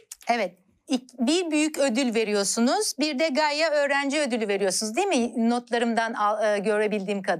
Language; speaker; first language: Turkish; native; Turkish